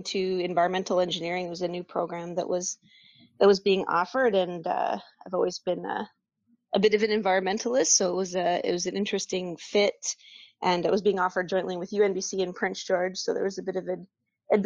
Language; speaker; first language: English; native; English